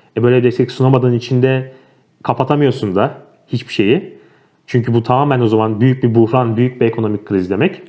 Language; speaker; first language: Turkish; native; Turkish